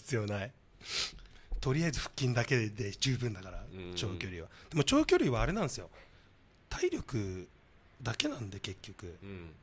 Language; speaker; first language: Japanese; native; Japanese